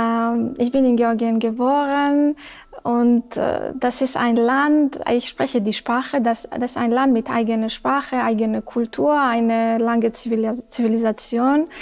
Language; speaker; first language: German; non-native, fluent; Georgian